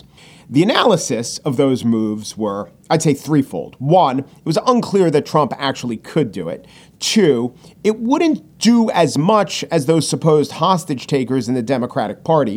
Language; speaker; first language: English; native; English